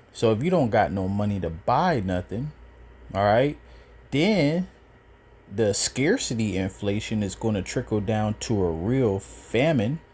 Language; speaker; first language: English; native; English